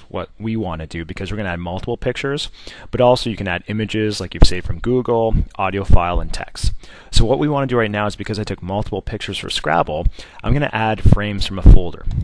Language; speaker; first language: English; native; English